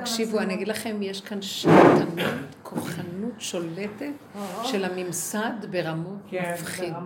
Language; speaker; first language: Hebrew; native; Hebrew